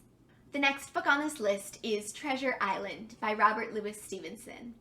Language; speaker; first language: English; native; English